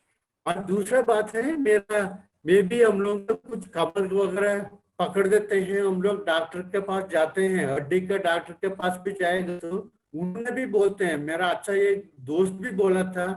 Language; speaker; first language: Hindi; non-native, local second language; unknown